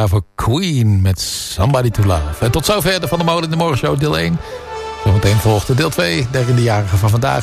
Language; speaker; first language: Dutch; native; Dutch